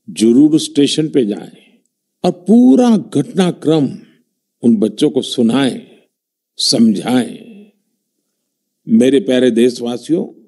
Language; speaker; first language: Hindi; non-native, local second language; Gujarati